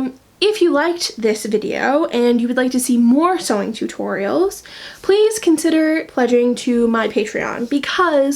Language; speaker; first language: English; native; English